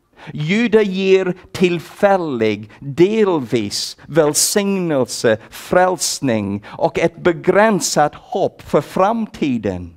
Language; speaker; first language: Swedish; non-native, fluent; English